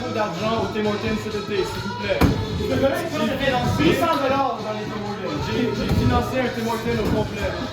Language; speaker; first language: French; native; French